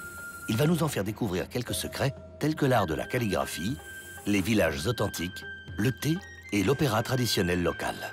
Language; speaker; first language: French; native; French